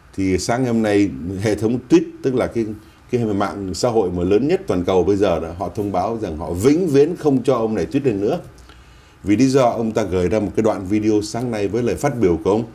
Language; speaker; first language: Vietnamese; native; Vietnamese